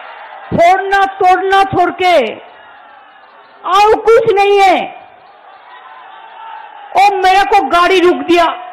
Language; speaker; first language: Hindi; non-native, local second language; Bangla